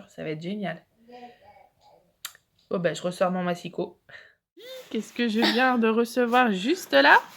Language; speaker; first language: French; native; French